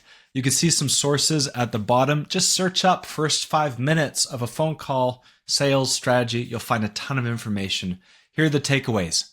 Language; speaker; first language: English; native; English